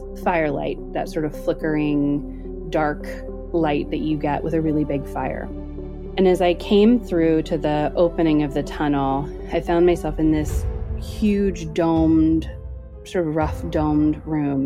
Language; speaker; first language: English; native; English